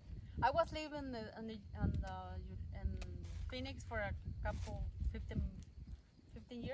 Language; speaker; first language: English; non-native, learner; Spanish